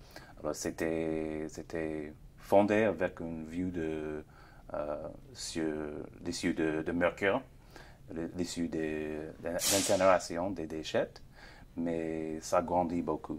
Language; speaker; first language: French; non-native, fluent; English